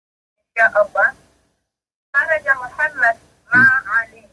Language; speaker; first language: Arabic; non-native, learner; Swahili